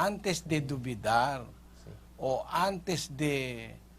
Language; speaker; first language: Spanish; non-native, fluent; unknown